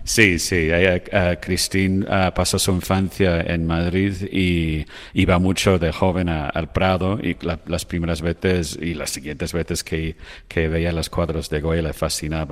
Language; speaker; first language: Spanish; non-native, fluent; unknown